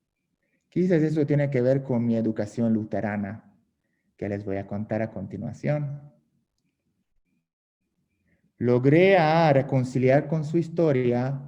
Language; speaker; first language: Spanish; non-native, fluent; Hungarian